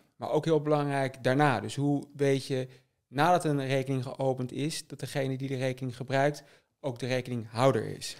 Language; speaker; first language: Dutch; native; Dutch